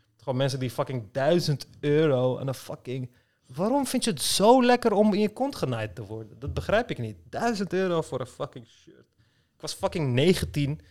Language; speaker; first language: Dutch; early bilingual, other home language; Turkish